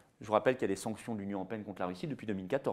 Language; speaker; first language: French; native; French